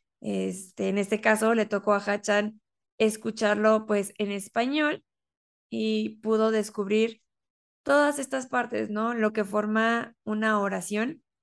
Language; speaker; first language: Spanish; native; Spanish